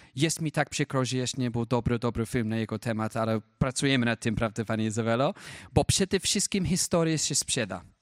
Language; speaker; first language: Polish; non-native, fluent; English